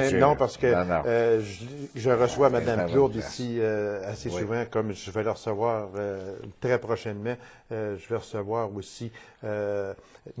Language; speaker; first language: French; native; French